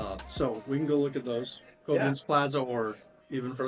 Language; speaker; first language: English; native; English